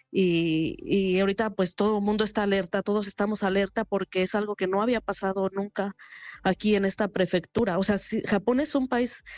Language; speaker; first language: Spanish; native; Spanish